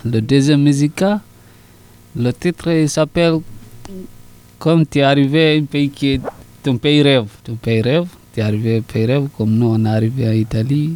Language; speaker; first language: French; non-native, local second language; Susu